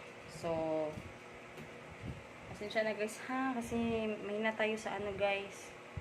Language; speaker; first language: Filipino; non-native, local second language; Cebuano